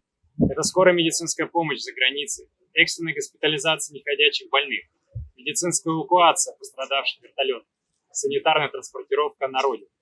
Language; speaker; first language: Russian; native; Russian